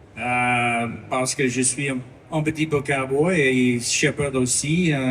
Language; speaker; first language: French; non-native, learner; English